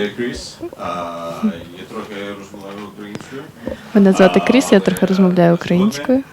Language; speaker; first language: Ukrainian; non-native, learner; English